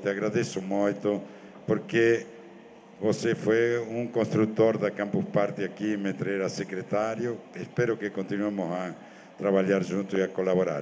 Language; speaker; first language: Portuguese; non-native, fluent; Spanish